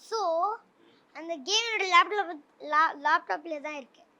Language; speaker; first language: Tamil; non-native, local second language; Tulu